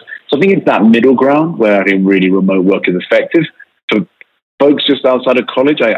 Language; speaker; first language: English; native; English